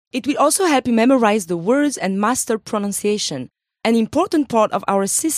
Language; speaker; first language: English; non-native, fluent; French